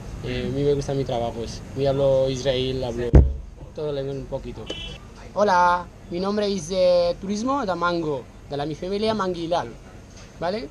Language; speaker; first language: Spanish; non-native, learner; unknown